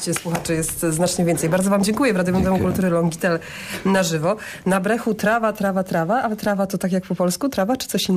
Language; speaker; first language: Polish; native; Polish